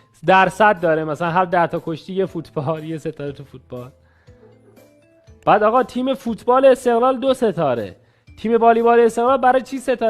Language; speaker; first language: Persian; native; Persian